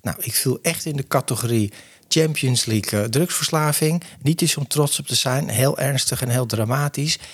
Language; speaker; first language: Dutch; native; Dutch